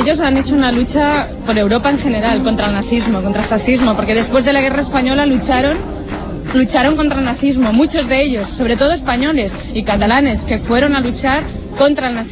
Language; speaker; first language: Spanish; native; Spanish